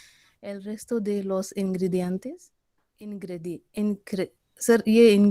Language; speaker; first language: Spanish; non-native, learner; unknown